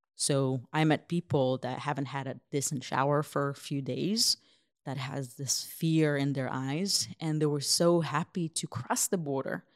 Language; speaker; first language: English; non-native, fluent; Hebrew